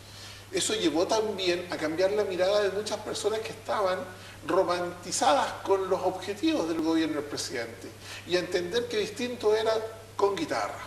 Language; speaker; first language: Spanish; native; Spanish